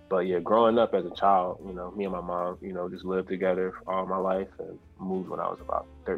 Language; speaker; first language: English; native; English